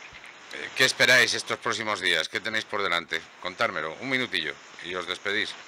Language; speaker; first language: Spanish; native; Spanish